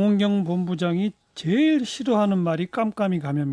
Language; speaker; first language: Korean; native; Korean